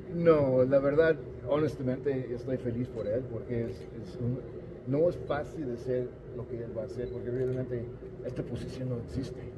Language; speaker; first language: Spanish; non-native, fluent; English